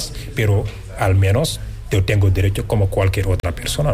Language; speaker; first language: Spanish; non-native, fluent; Wolof